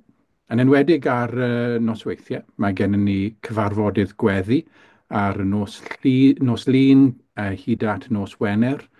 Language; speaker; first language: Welsh; native; Welsh